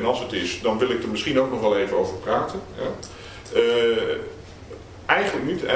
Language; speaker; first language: Dutch; native; Dutch